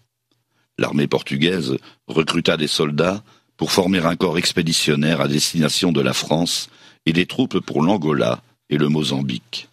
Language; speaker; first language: French; native; French